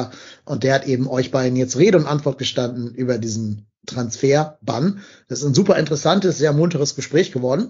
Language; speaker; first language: German; native; German